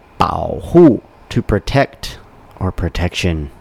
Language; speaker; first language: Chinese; non-native, learner; English